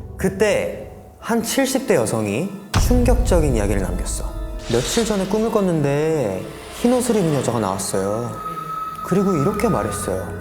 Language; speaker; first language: Korean; native; Korean